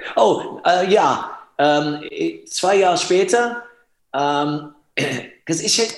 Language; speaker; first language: German; non-native, learner; English